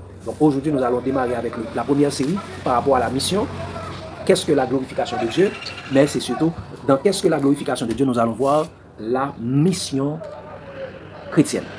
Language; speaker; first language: French; non-native, local second language; Haitian Creole